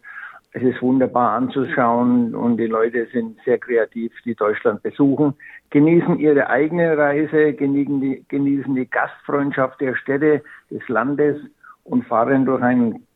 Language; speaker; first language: German; native; German